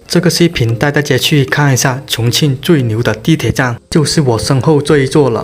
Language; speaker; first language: Chinese; native; Chinese